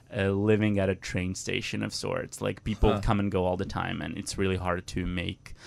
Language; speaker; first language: English; non-native, fluent; Italian